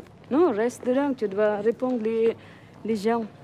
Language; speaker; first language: French; non-native, learner; Filipino